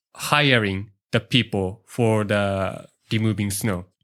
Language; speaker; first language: English; non-native, learner; Japanese